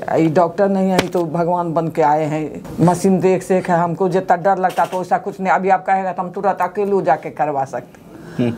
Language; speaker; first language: Hindi; native; Hindi